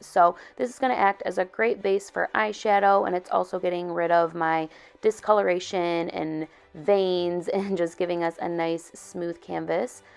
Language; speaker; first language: English; native; English